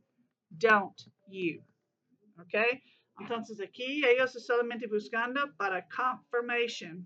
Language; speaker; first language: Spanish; non-native, learner; English